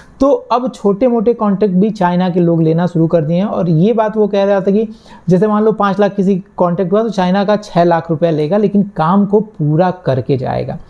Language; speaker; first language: Hindi; native; Hindi